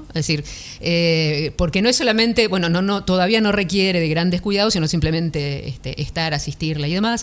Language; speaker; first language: Spanish; native; Spanish